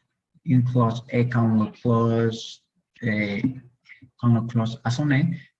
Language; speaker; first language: French; non-native, learner; Spanish